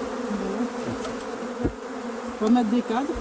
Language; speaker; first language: French; non-native, local second language; Arabic